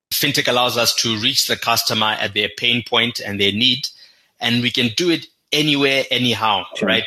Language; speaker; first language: English; non-native, local second language; Shona